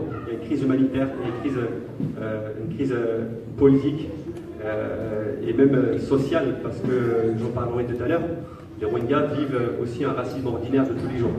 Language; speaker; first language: French; native; French